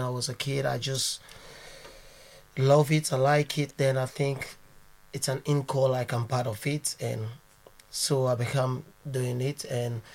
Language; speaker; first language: English; non-native, local second language; Krio